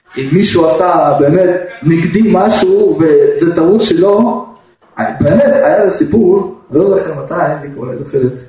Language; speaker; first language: Hebrew; non-native, fluent; Russian